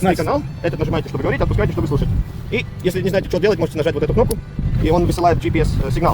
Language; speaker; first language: Russian; native; Russian